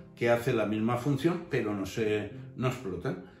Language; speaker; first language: Spanish; native; Spanish